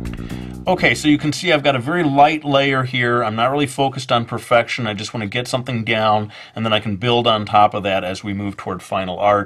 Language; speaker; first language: English; native; English